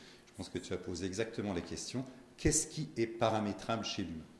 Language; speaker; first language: French; native; French